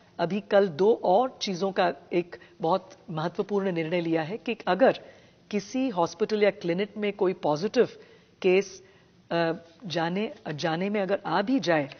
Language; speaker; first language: Hindi; non-native, local second language; Gujarati